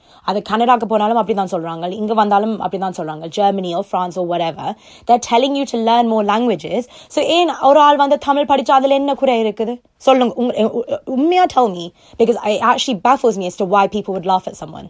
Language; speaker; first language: Tamil; early bilingual, heritage; Tamil